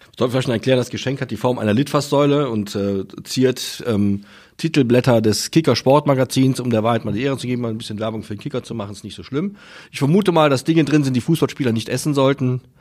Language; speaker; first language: German; native; German